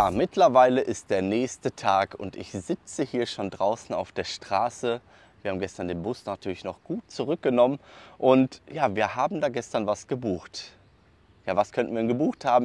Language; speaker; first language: German; native; German